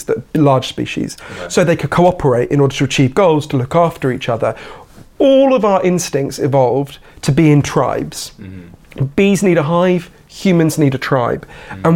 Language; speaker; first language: English; native; English